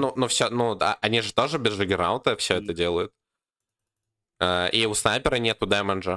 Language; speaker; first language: Russian; native; Russian